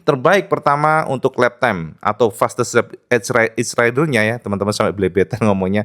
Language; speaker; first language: Indonesian; native; Indonesian